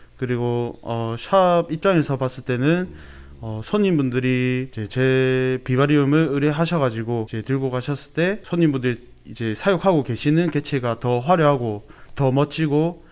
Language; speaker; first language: Korean; native; Korean